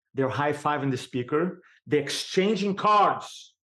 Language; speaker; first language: English; non-native, fluent; Portuguese